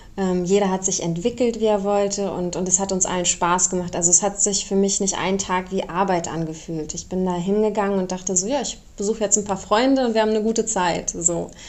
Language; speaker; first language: German; early bilingual, other home language; Romanian